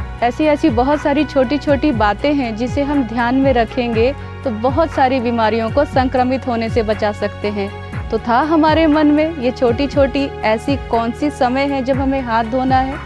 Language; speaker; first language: Hindi; native; Hindi